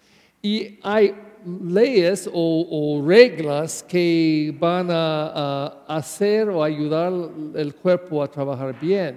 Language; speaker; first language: Spanish; non-native, learner; English